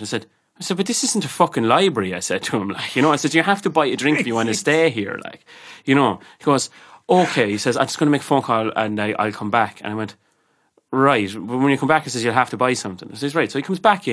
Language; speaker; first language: English; native; English